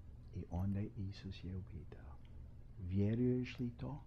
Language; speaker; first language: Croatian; non-native, fluent; English